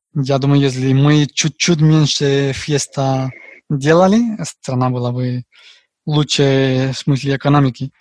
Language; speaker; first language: Russian; non-native, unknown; Spanish